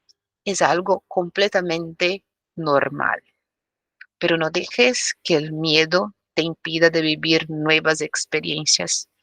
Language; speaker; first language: Spanish; non-native, fluent; Portuguese